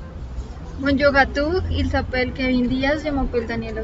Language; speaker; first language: French; non-native, learner; Spanish